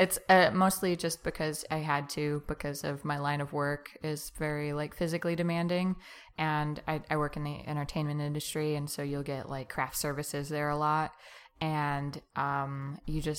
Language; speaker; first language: English; native; English